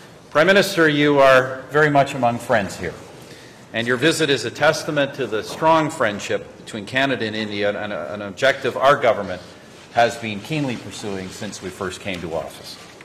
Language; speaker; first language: English; native; English